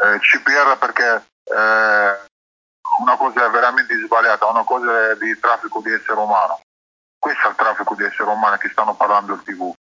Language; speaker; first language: Italian; non-native, learner; Arabic